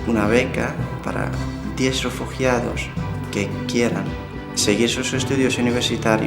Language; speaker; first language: Spanish; non-native, fluent; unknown